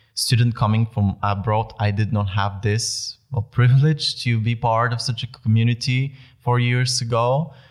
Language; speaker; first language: English; non-native, fluent; Bulgarian